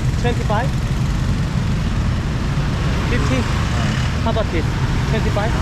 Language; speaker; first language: English; non-native, learner; Korean